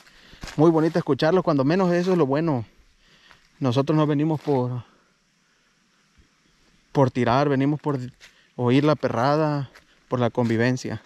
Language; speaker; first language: Spanish; native; Spanish